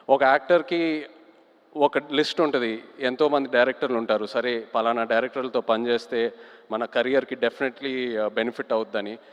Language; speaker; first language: Telugu; native; Telugu